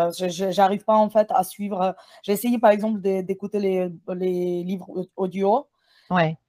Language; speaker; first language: French; non-native, fluent; Ukrainian